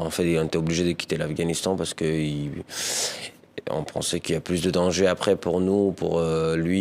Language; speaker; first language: French; early bilingual, other home language; Persian